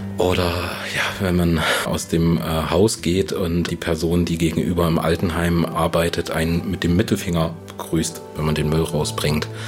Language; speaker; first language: German; native; German